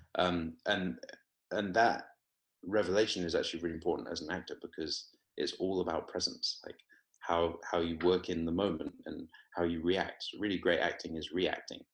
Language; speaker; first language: English; native; English